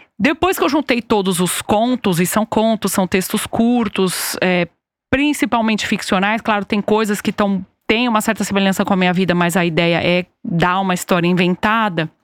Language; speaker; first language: Portuguese; native; Portuguese